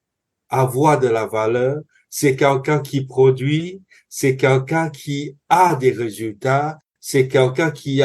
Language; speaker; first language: French; non-native, fluent; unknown